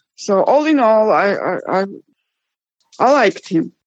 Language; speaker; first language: English; non-native, fluent; German